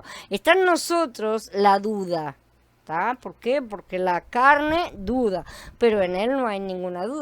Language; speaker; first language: Spanish; native; Spanish